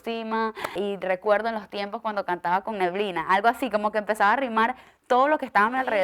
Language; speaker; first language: Spanish; native; Spanish